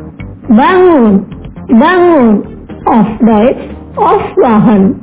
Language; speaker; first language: German; non-native, learner; Indonesian